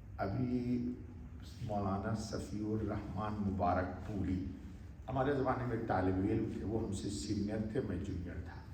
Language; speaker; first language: Urdu; native; Urdu